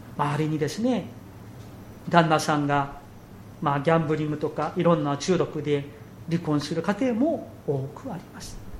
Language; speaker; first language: Japanese; non-native, fluent; Korean